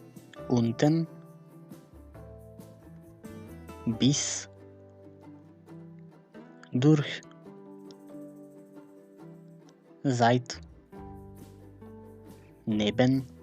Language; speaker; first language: German; non-native, fluent; Macedonian